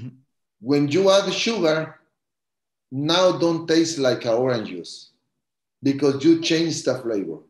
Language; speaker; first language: English; non-native, learner; Spanish